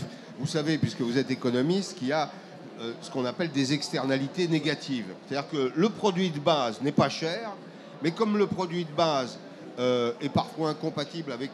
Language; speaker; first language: French; native; French